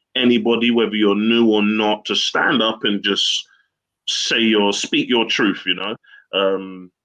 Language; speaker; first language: English; native; English